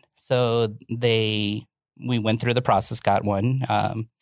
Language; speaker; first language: English; native; English